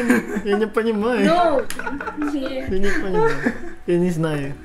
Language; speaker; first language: Russian; non-native, learner; Spanish